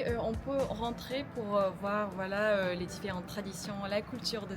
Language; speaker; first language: French; non-native, fluent; Japanese